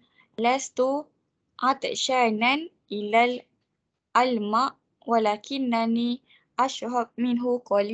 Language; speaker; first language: Arabic; non-native, learner; Malay